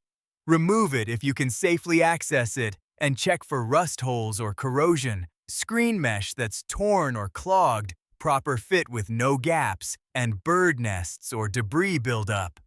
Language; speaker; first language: English; native; English